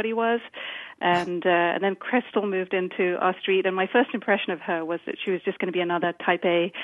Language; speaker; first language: English; native; English